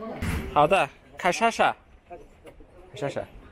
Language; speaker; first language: Chinese; non-native, learner; Turkish